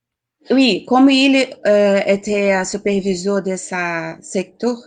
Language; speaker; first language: French; non-native, learner; Portuguese